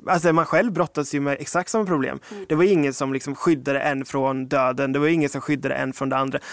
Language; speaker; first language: Swedish; early bilingual, other home language; English